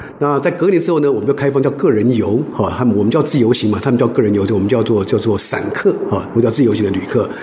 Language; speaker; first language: Chinese; native; Chinese